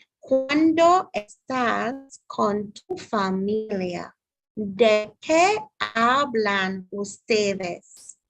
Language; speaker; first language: Spanish; non-native, fluent; English